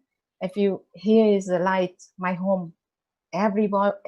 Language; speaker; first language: English; non-native, learner; Vietnamese